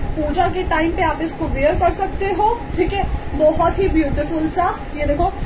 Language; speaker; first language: Hindi; native; Hindi